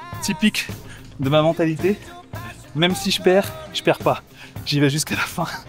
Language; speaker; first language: French; native; French